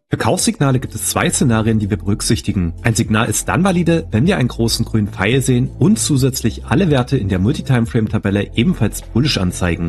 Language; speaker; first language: German; native; German